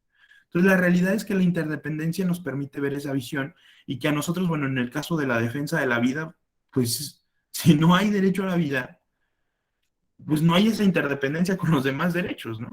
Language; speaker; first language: Spanish; native; Spanish